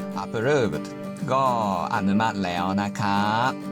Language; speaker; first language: Thai; non-native, learner; Japanese